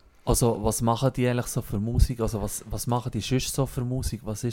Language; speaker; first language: German; native; German